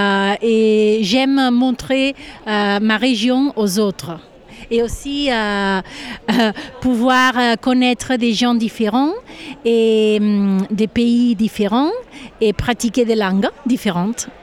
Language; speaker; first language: French; non-native, fluent; Catalan